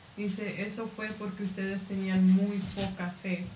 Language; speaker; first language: Spanish; early bilingual, heritage; Spanish